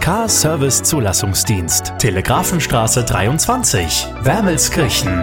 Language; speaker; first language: German; native; German